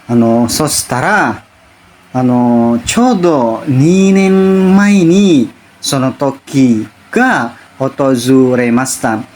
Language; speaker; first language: Japanese; non-native, learner; Indonesian